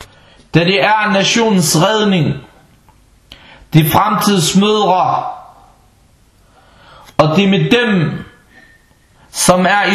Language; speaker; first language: Danish; early bilingual, other home language; Arabic